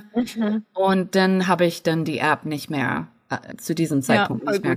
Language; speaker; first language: German; non-native, fluent; English